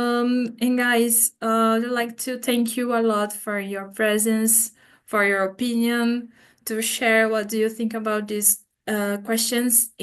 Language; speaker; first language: English; non-native, fluent; Portuguese